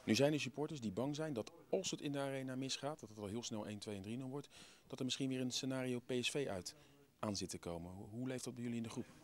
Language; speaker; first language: Dutch; native; Dutch